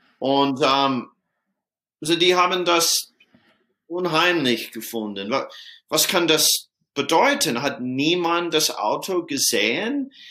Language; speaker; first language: German; non-native, fluent; English